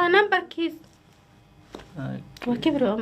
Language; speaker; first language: Somali; non-native, learner; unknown